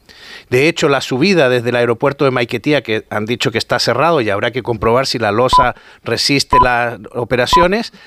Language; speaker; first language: Spanish; native; Spanish